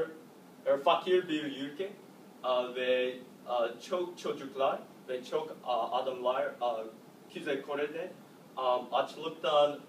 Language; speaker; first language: Turkish; non-native, learner; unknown